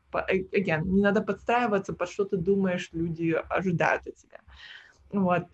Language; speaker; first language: Russian; early bilingual, heritage; Russian